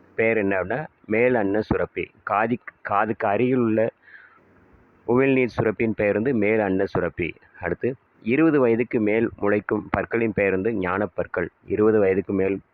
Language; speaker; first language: Tamil; native; Tamil